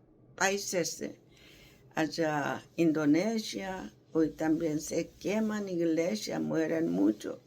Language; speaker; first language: Spanish; non-native, learner; Korean